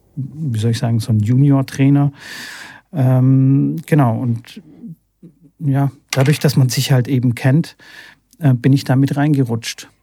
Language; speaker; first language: German; early bilingual, other home language; Bulgarian